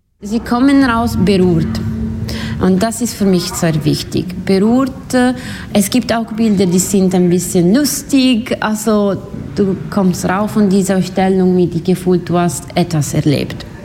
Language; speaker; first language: German; non-native, learner; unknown